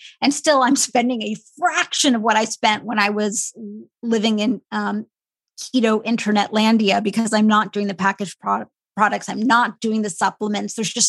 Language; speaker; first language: English; native; English